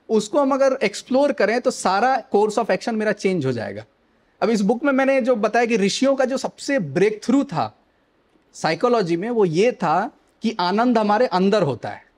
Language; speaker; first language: Hindi; native; Hindi